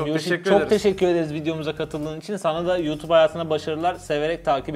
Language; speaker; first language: Turkish; native; Turkish